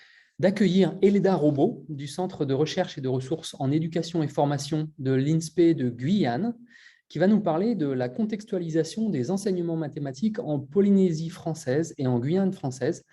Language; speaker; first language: French; native; French